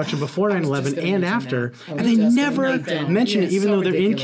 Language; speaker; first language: English; native; English